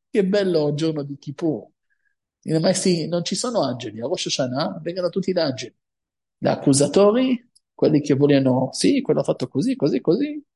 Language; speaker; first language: Italian; non-native, fluent; Hebrew